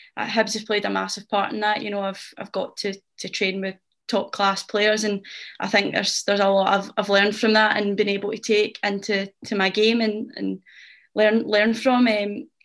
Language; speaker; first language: English; native; English